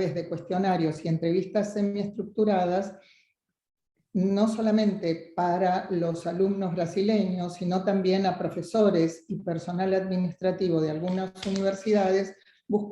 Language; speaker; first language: Spanish; native; Spanish